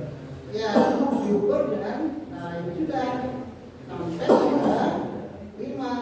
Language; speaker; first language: Indonesian; native; Indonesian